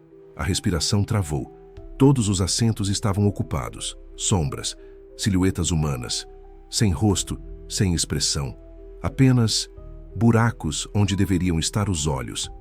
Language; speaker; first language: Portuguese; native; Portuguese